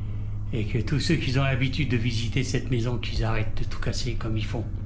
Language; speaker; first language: French; native; French